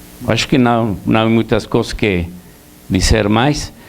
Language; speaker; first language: Portuguese; non-native, learner; Spanish